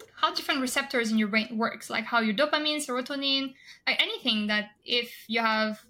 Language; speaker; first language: English; non-native, fluent; French